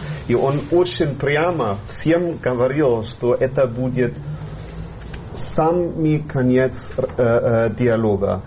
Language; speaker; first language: Russian; non-native, fluent; German